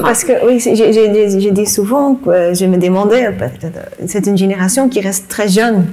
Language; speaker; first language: French; non-native, local second language; Dutch